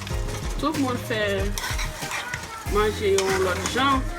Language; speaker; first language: French; non-native, learner; Haitian Creole